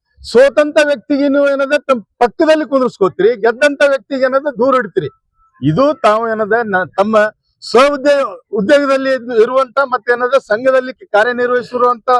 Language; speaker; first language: Kannada; non-native, local second language; Urdu